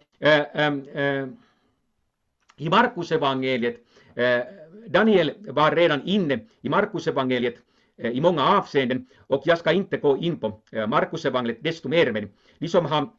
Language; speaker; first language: Swedish; non-native, local second language; Finnish